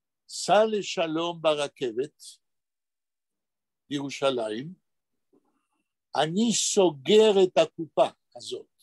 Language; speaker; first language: Hebrew; non-native, fluent; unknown